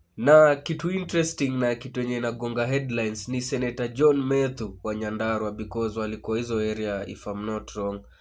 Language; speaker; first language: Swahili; native; Swahili